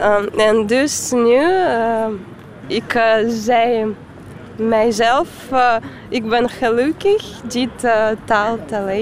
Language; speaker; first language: Dutch; non-native, learner; Russian